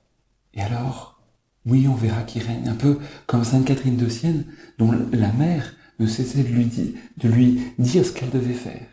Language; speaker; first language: French; native; French